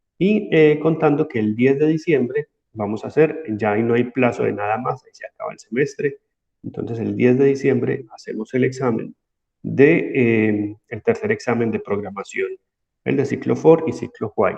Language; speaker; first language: Spanish; native; Spanish